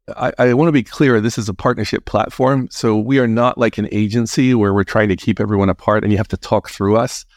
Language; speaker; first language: English; native; English